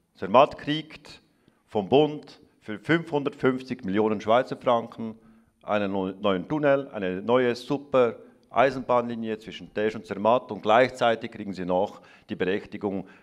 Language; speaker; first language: German; native; German